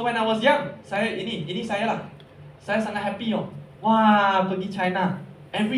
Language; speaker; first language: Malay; non-native, local second language; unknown